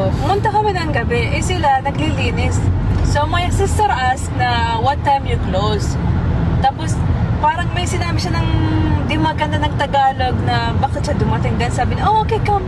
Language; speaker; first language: Filipino; early bilingual, heritage; Arabic